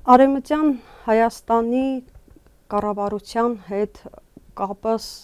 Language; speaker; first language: Armenian; native; Armenian